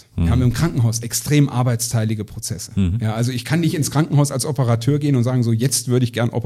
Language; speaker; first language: German; native; German